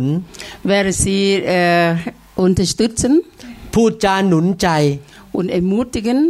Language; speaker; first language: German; non-native, learner; Thai